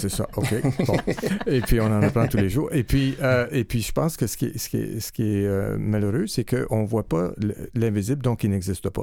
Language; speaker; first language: French; native; French